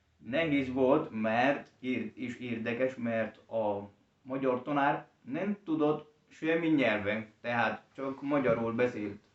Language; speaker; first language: Hungarian; non-native, fluent; Spanish